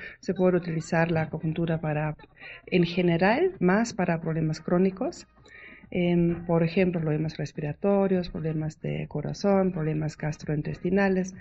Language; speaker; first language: Spanish; non-native, fluent; German